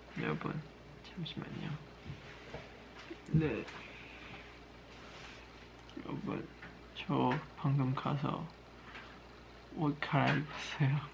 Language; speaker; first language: Korean; non-native, learner; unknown